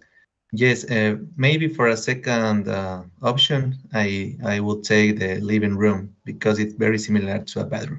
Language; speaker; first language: English; non-native, learner; Spanish